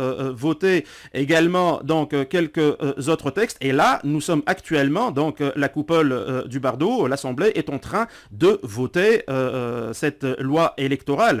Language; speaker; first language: French; non-native, local second language; Arabic